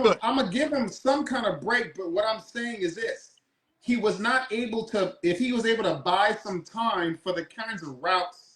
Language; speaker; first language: English; native; English